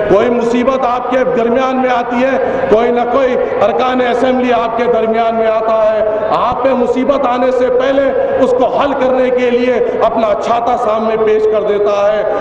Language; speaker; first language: Urdu; native; Urdu